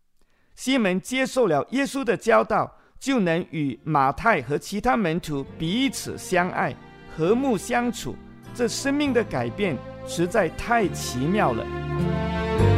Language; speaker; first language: Chinese; native; Chinese